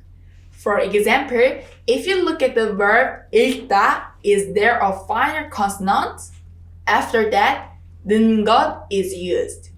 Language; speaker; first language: English; non-native, fluent; Korean